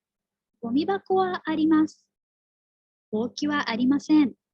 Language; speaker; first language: Japanese; non-native, learner; Indonesian